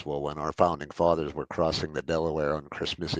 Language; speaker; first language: English; native; English